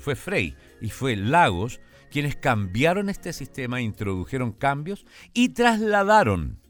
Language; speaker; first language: Spanish; native; Spanish